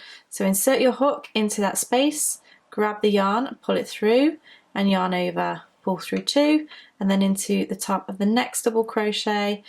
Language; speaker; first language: English; native; English